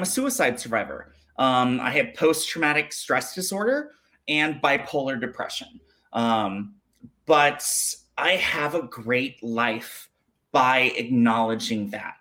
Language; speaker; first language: English; native; English